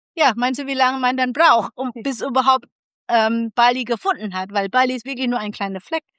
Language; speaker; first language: German; non-native, fluent; Indonesian